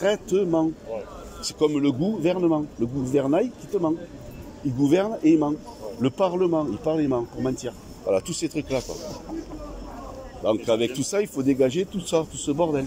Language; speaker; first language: French; native; French